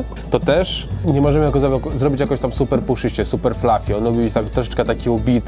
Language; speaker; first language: Polish; native; Polish